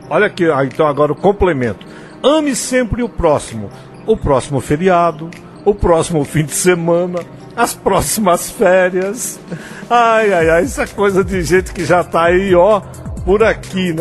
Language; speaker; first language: Portuguese; native; Portuguese